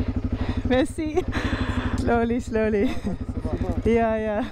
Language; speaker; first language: English; non-native, fluent; Dutch